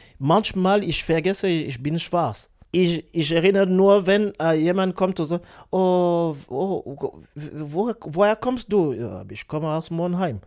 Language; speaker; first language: German; non-native, learner; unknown